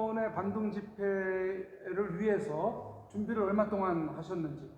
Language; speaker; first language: Korean; native; Korean